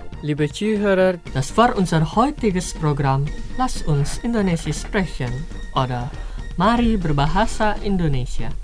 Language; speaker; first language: German; non-native, fluent; Indonesian